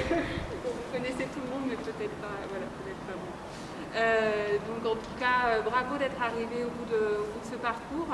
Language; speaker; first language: French; native; French